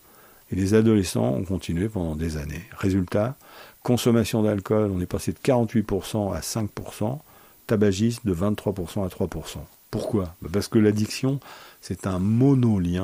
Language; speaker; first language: French; native; French